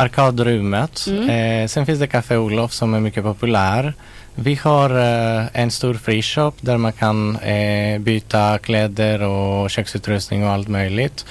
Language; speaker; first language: Swedish; non-native, local second language; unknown